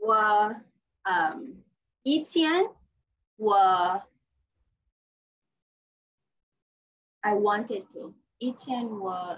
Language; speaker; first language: Chinese; non-native, learner; English